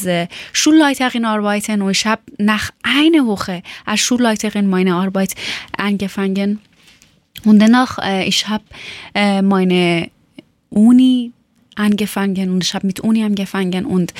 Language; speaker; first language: German; non-native, learner; Persian